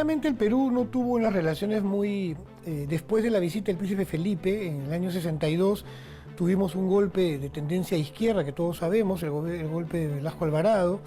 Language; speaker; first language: Spanish; native; Spanish